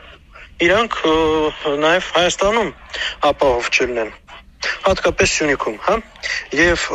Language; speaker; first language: Armenian; native; Armenian